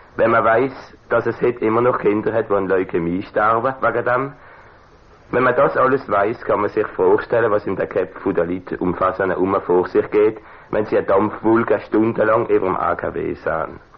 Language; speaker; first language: German; non-native, local second language; Swiss German